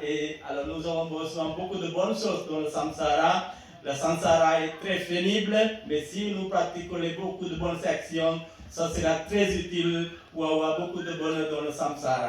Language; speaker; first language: French; non-native, fluent; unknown